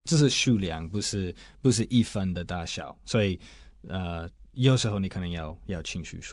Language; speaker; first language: Chinese; non-native, fluent; English